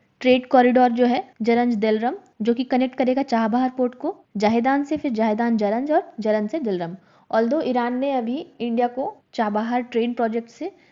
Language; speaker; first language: Hindi; native; Hindi